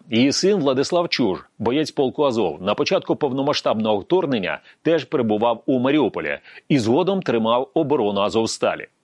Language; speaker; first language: Ukrainian; native; Ukrainian